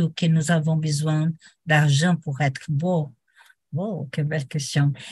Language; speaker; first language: French; non-native, learner; Portuguese